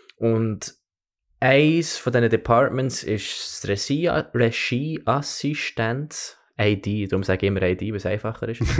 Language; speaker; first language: German; native; German